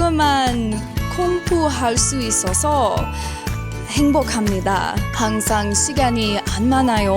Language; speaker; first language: Korean; non-native, learner; English